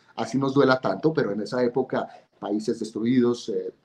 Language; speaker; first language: Spanish; native; Spanish